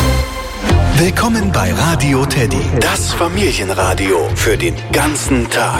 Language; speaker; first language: German; native; German